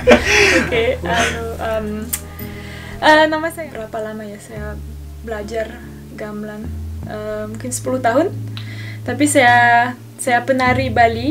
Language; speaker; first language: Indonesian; non-native, fluent; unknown